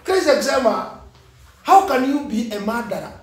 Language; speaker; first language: English; non-native, local second language; Swahili